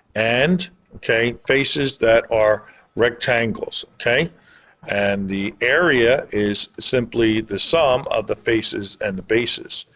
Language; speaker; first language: English; native; English